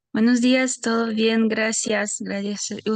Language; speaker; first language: Spanish; non-native, fluent; Russian